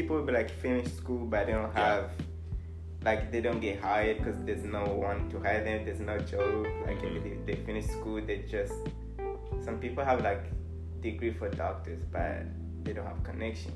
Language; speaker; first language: English; early bilingual, other home language; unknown